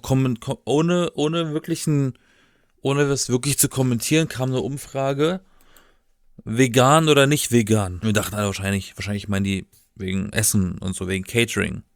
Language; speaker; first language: German; native; German